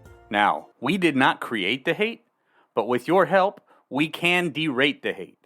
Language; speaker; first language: English; native; English